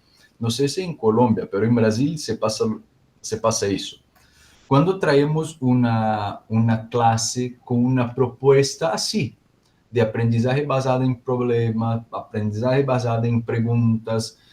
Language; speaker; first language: Spanish; non-native, learner; Portuguese